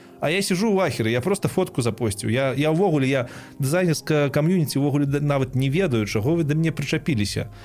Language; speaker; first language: Belarusian; non-native, local second language; Russian